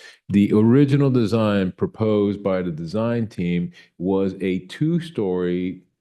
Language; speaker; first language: English; native; English